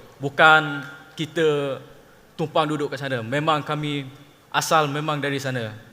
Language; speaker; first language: Malay; non-native, local second language; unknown